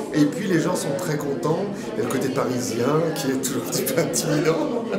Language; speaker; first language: French; non-native, fluent; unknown